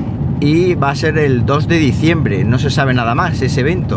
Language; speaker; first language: Spanish; native; Spanish